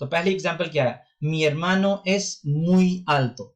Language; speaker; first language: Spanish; non-native, fluent; Urdu